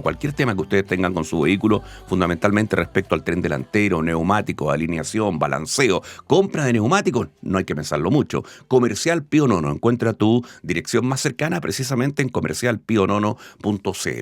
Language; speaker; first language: Spanish; native; Spanish